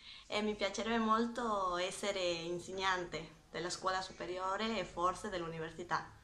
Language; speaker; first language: Italian; non-native, learner; Spanish